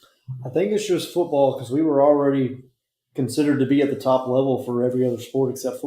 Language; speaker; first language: English; native; English